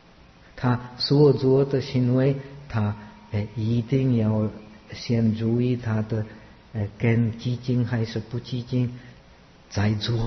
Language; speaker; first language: Chinese; non-native, fluent; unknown